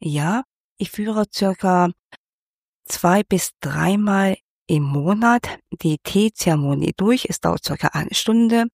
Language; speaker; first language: German; non-native, fluent; Cantonese